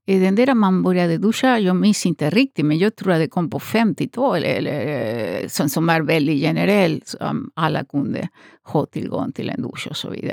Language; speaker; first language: Swedish; non-native, fluent; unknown